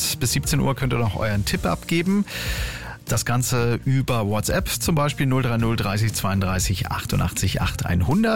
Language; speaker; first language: German; native; German